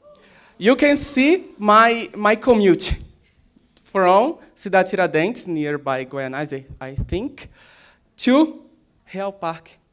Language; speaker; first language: English; non-native, learner; Portuguese